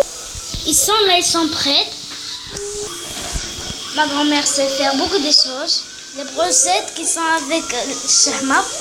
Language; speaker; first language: French; non-native, learner; Arabic